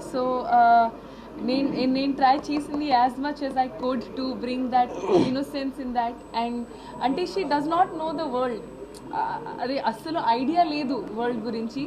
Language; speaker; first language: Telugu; non-native, learner; Hindi